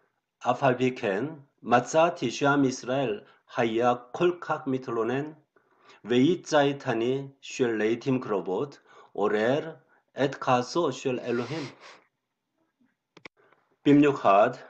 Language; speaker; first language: Hebrew; non-native, fluent; Korean